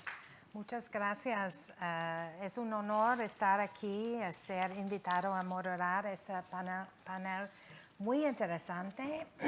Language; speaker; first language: Spanish; non-native, fluent; English